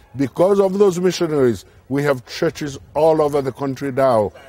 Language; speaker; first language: English; non-native, fluent; Haitian Creole